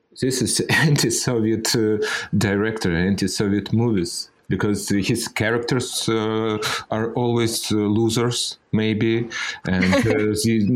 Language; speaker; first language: English; non-native, fluent; Russian